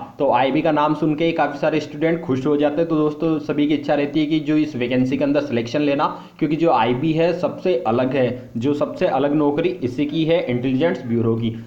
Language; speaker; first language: Hindi; native; Hindi